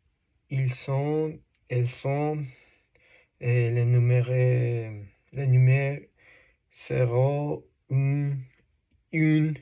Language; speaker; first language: French; non-native, learner; Spanish